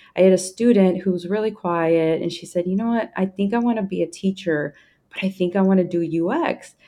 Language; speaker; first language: English; native; English